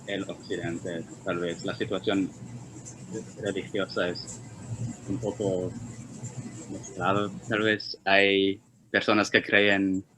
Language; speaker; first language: Spanish; non-native, fluent; Chinese